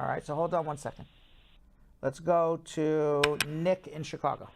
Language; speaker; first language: English; native; English